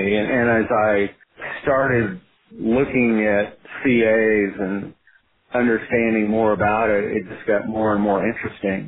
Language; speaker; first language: English; native; English